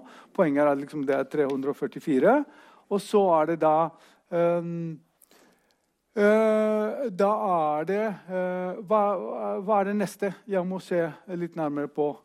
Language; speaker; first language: Norwegian; non-native, fluent; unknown